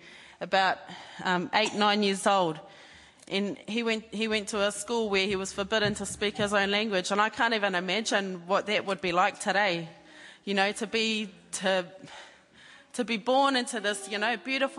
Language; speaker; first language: English; native; English